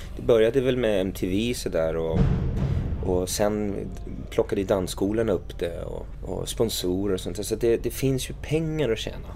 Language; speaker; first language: Swedish; early bilingual, other home language; English